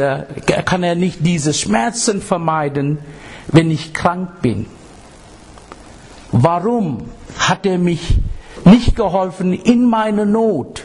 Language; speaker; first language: German; non-native, fluent; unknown